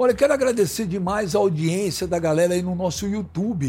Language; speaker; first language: Portuguese; native; Portuguese